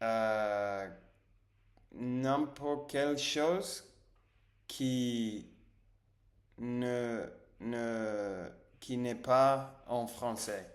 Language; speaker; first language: French; non-native, learner; English